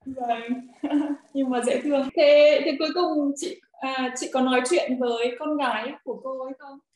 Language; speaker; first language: Vietnamese; native; Vietnamese